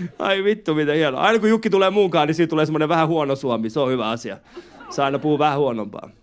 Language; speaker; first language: Finnish; early bilingual, other home language; Persian